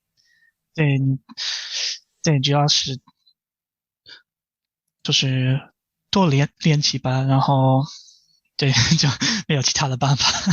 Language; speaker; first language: Chinese; non-native, fluent; English